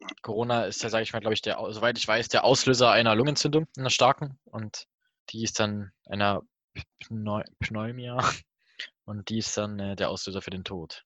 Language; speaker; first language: German; native; German